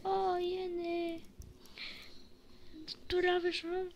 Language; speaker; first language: Polish; native; Polish